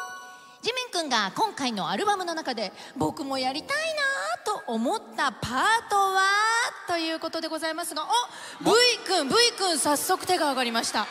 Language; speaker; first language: Japanese; native; Japanese